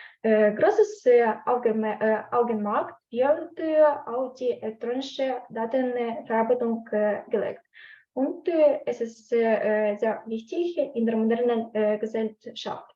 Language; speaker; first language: German; non-native, learner; Ukrainian